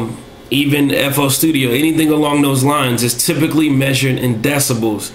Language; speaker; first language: English; native; English